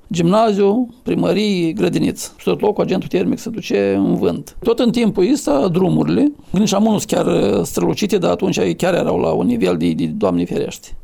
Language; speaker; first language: Romanian; native; Romanian